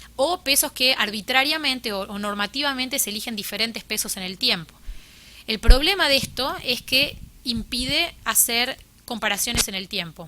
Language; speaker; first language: Spanish; native; Spanish